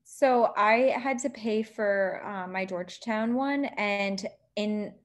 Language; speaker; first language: English; native; English